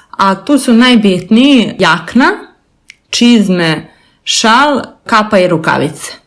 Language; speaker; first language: Serbian; native; Serbian